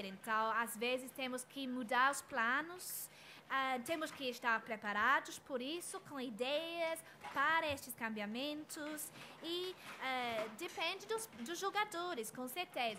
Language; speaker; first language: Portuguese; non-native, fluent; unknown